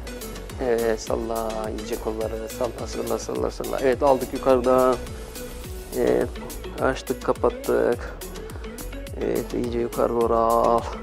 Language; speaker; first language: Turkish; native; Turkish